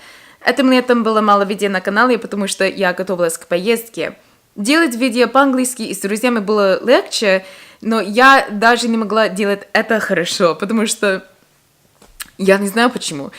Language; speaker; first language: Russian; non-native, fluent; English